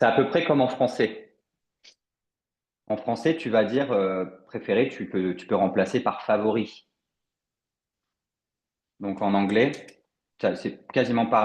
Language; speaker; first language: French; native; French